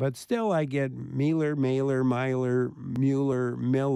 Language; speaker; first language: English; native; English